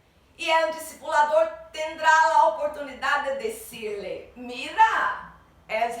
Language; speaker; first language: Spanish; non-native, learner; Portuguese